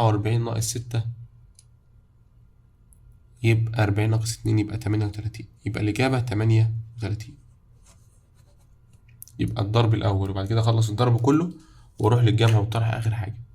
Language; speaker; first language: Arabic; native; Arabic